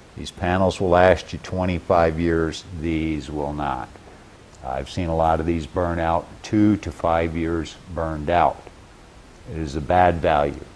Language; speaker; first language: English; native; English